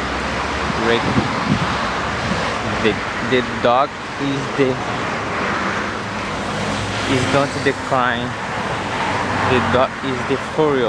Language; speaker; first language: English; non-native, learner; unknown